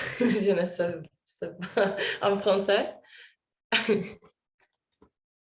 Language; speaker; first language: French; non-native, learner; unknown